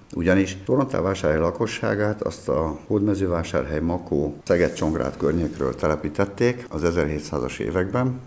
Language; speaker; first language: Hungarian; native; Hungarian